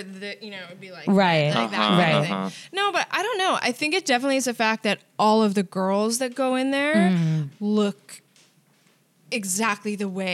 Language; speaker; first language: English; native; English